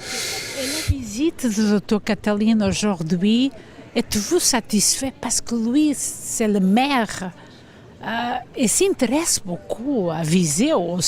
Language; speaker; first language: French; non-native, fluent; Portuguese